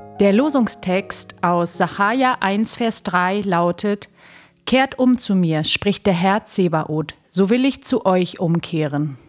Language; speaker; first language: German; native; German